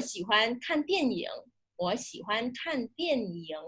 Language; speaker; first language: Chinese; non-native, fluent; Indonesian